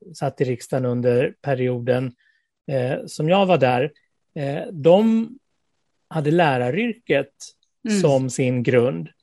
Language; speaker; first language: Swedish; native; Swedish